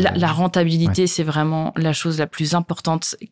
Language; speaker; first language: French; native; French